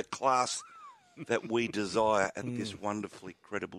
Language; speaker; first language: English; native; English